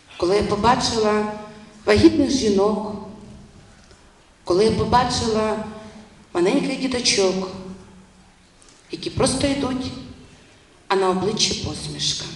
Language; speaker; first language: Ukrainian; non-native, local second language; Russian